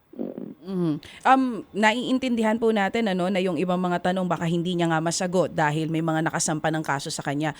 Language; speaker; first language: Filipino; native; Filipino